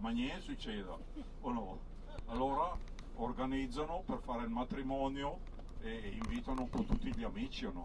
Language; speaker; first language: Italian; native; Italian